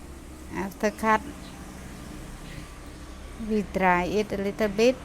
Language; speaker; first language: English; non-native, learner; Khmer